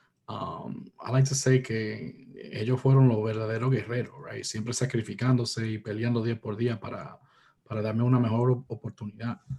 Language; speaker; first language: Spanish; early bilingual, heritage; Spanish